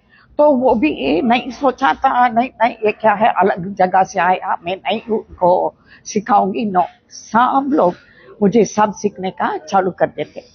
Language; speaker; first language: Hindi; non-native, local second language; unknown